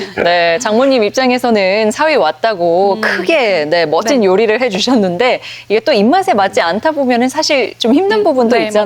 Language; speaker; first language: Korean; native; Korean